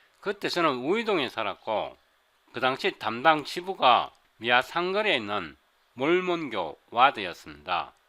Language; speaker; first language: Korean; native; Korean